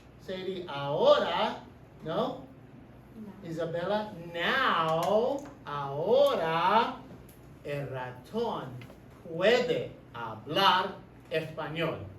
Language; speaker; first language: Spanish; non-native, fluent; English